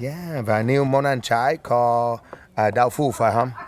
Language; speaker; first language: Vietnamese; non-native, learner; English